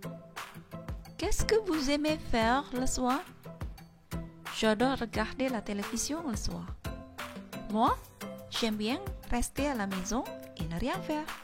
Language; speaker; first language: French; non-native, fluent; Indonesian